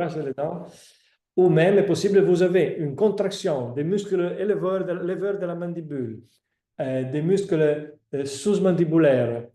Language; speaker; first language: French; non-native, fluent; Italian